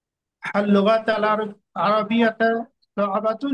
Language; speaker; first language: Arabic; non-native, learner; Bangla